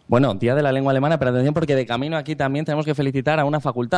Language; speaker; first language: Spanish; native; Spanish